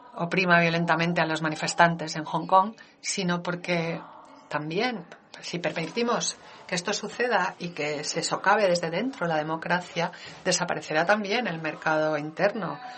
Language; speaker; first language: Spanish; non-native, fluent; Danish